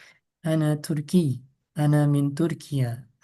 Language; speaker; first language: Arabic; non-native, fluent; Indonesian